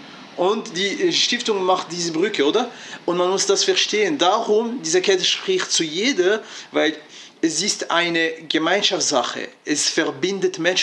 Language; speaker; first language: German; non-native, fluent; French